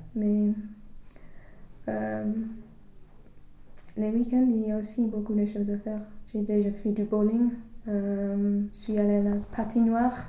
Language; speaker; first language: French; non-native, learner; English